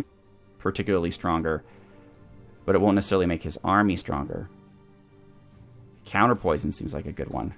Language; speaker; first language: English; native; English